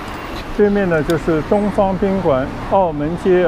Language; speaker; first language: Chinese; non-native, local second language; Cantonese